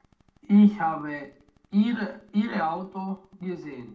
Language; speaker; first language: German; non-native, learner; Romanian